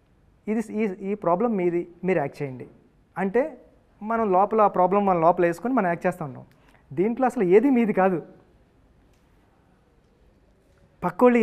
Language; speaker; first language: Telugu; native; Telugu